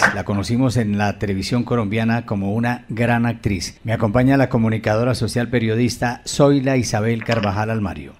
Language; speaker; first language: Spanish; native; Spanish